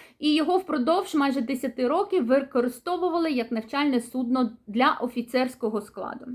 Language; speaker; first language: Ukrainian; native; Ukrainian